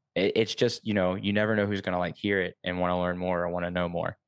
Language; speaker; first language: English; native; English